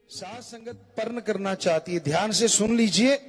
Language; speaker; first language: Hindi; non-native, local second language; Punjabi